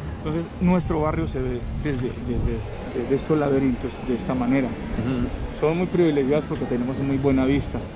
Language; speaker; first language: Spanish; native; Spanish